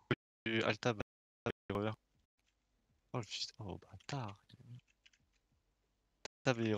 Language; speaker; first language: French; native; French